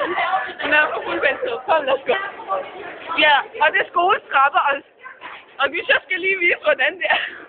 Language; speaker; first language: Danish; early bilingual, other home language; Turkish